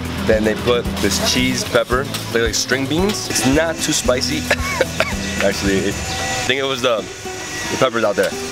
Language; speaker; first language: English; early bilingual, other home language; Spanish